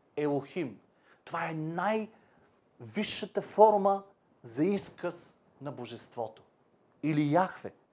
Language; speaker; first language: Bulgarian; native; Bulgarian